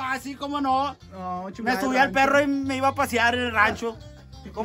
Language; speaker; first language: Spanish; native; Spanish